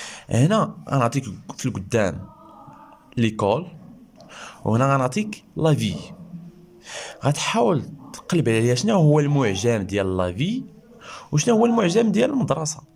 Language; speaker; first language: Arabic; native; Arabic